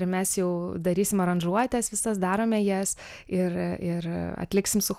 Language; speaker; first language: Lithuanian; native; Lithuanian